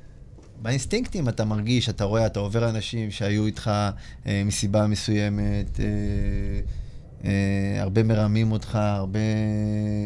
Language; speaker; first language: Hebrew; native; Hebrew